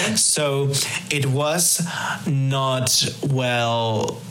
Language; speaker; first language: English; early bilingual, other home language; Spanish